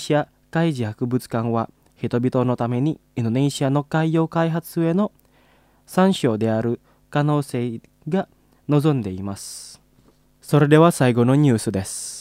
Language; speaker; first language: Japanese; non-native, fluent; Indonesian